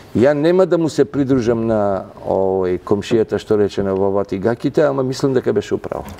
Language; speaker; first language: Macedonian; non-native, local second language; Albanian